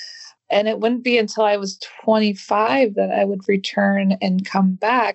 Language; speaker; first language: English; native; English